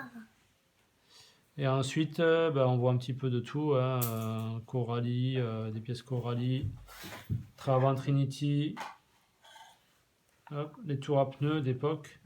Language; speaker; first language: French; native; French